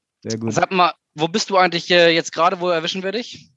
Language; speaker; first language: German; native; German